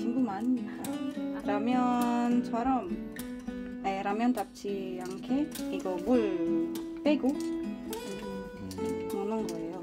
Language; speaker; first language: Korean; non-native, fluent; Indonesian